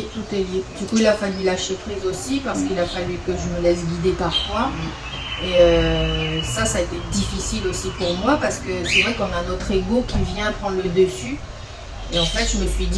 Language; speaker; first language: French; native; French